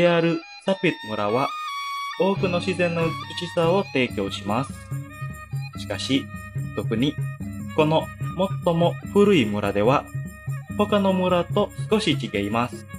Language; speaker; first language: Japanese; non-native, fluent; Indonesian